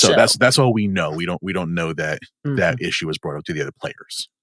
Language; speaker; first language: English; native; English